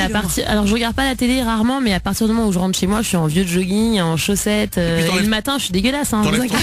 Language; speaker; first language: French; native; French